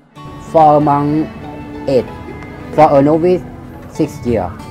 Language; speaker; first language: English; non-native, learner; Lao